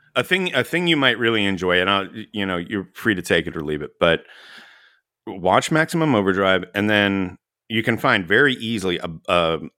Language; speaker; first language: English; native; English